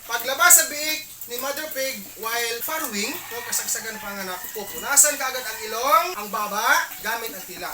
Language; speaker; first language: Filipino; non-native, local second language; Cebuano